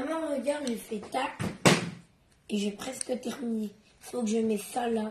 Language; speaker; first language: French; early bilingual, other home language; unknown